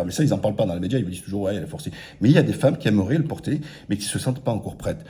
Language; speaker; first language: French; native; French